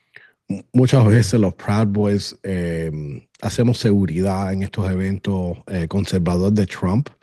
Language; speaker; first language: Spanish; early bilingual, other home language; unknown